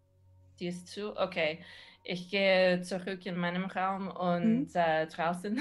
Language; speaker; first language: German; non-native, learner; English